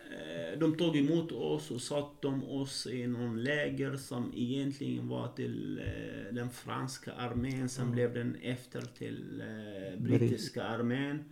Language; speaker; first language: Swedish; non-native, fluent; Arabic